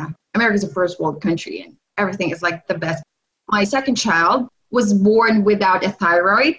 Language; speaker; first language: English; non-native, local second language; Hiligaynon